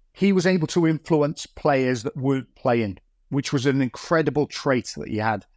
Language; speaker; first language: English; native; English